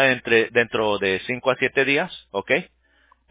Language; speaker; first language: Spanish; early bilingual, heritage; English